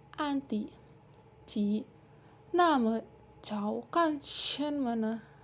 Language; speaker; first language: Chinese; non-native, learner; Indonesian